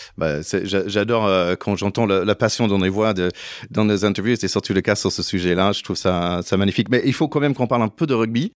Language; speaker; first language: French; non-native, fluent; English